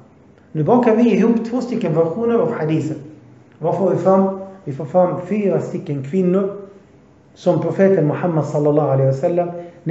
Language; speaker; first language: Swedish; early bilingual, other home language; Arabic